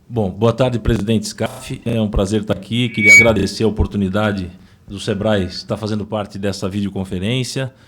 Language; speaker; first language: Portuguese; native; Portuguese